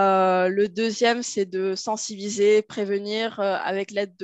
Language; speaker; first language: French; native; French